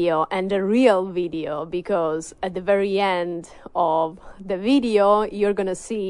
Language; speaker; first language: English; non-native, fluent; Italian